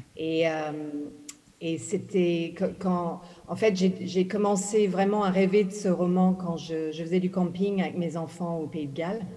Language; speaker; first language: French; early bilingual, other home language; English